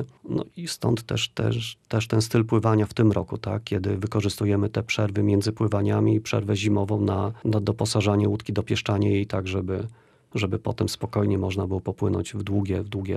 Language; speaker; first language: Polish; native; Polish